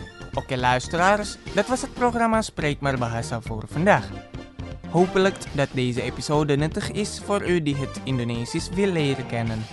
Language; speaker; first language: Dutch; non-native, learner; Indonesian